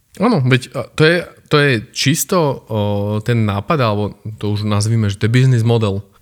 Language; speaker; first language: Slovak; native; Slovak